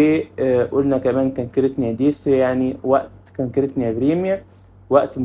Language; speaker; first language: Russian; non-native, fluent; Arabic